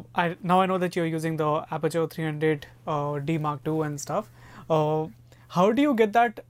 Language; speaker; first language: English; non-native, local second language; Hindi